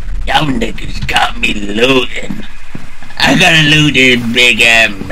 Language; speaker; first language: English; native; English